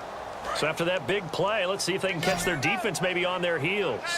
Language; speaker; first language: English; native; English